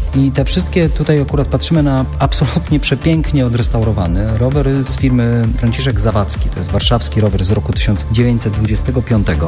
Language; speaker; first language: Polish; native; Polish